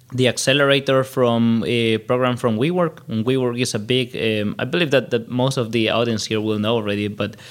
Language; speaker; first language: English; non-native, fluent; Spanish